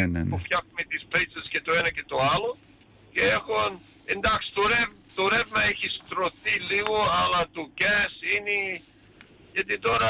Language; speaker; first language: Greek; early bilingual, heritage; Greek